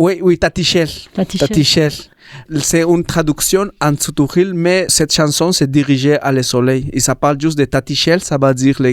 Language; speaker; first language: French; non-native, learner; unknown